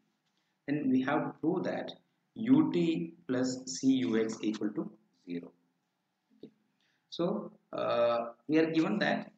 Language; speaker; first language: English; non-native, local second language; Malayalam